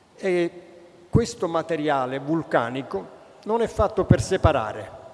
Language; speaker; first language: Italian; native; Italian